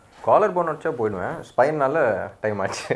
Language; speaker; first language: Tamil; non-native, local second language; Telugu